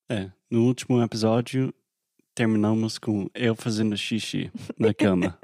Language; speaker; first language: Portuguese; non-native, fluent; English